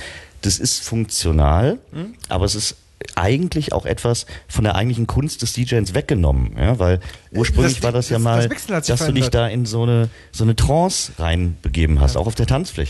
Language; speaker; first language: German; native; German